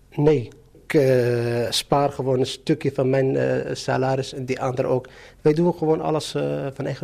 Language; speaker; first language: Dutch; non-native, fluent; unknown